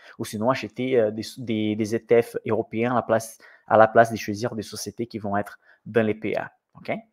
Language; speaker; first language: French; non-native, fluent; Portuguese